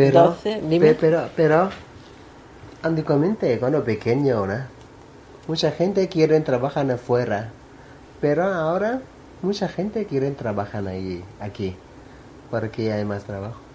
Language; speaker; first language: Spanish; non-native, learner; Thai